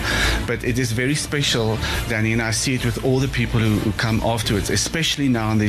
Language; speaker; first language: English; non-native, local second language; Afrikaans